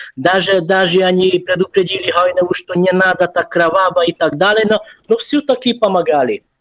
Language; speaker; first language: Russian; non-native, fluent; Hungarian